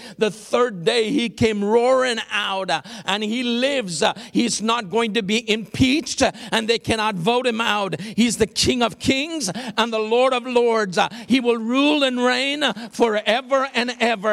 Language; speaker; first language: English; non-native, local second language; Bangla